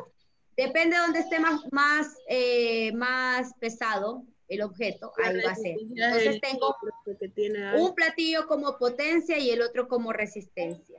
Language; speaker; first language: Spanish; native; Spanish